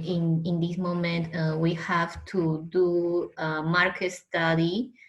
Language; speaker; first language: English; non-native, learner; Spanish